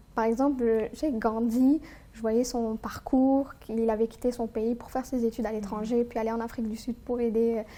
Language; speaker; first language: French; non-native, local second language; Arabic